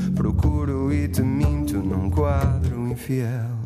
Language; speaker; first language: Catalan; non-native, learner; Portuguese